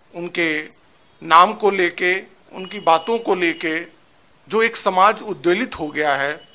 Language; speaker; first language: Hindi; native; Hindi